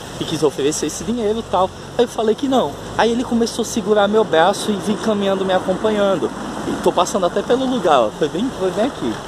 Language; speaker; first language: Portuguese; native; Portuguese